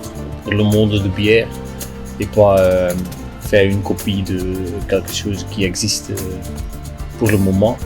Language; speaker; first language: French; non-native, local second language; Dutch